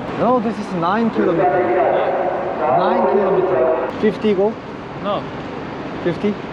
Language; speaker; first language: English; non-native, learner; Korean